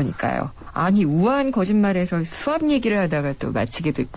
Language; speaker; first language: Korean; native; Korean